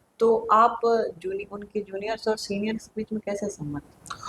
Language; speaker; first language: Hindi; native; Hindi